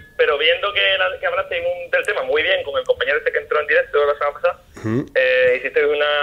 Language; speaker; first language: Spanish; native; Spanish